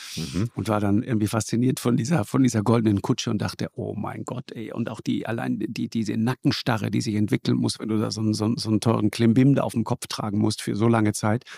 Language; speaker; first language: German; native; German